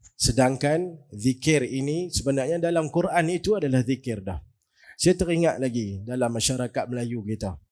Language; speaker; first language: Malay; native; Malay